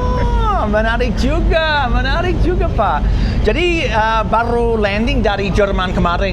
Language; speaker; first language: Indonesian; non-native, fluent; English